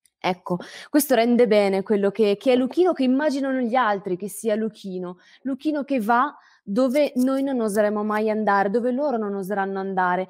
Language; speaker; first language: Italian; native; Italian